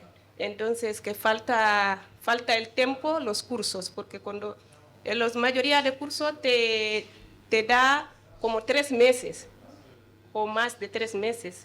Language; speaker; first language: Spanish; non-native, learner; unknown